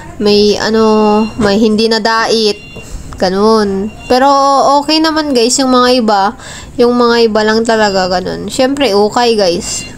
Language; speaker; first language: Filipino; non-native, local second language; Iloko